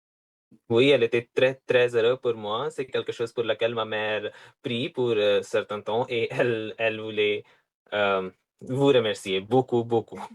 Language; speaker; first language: French; non-native, fluent; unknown